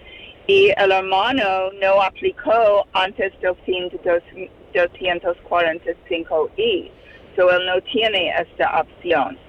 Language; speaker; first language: Spanish; non-native, fluent; English